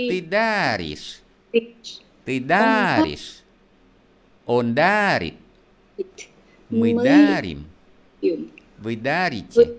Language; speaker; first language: Russian; non-native, fluent; Vietnamese